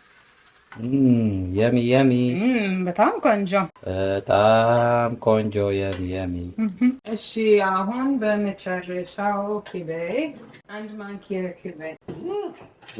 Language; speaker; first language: Amharic; non-native, learner; Arabic